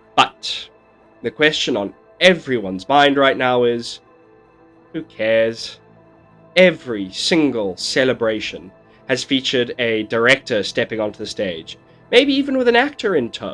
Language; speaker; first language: English; native; English